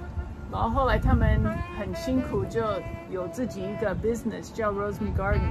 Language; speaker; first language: Chinese; early bilingual, other home language; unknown